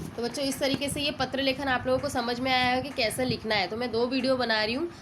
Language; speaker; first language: Hindi; non-native, local second language; Marathi